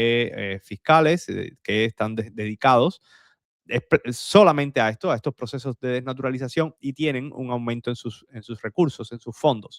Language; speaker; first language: Spanish; native; Spanish